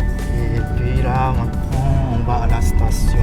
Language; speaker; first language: French; non-native, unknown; Japanese